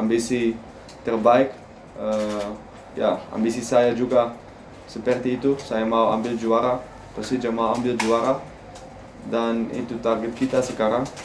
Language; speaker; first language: Indonesian; non-native, learner; Dutch